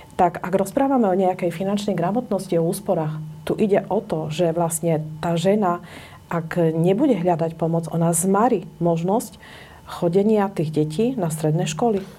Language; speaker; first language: Slovak; native; Slovak